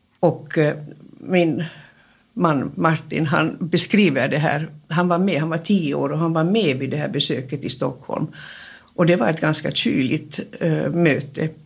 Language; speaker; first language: Swedish; native; Swedish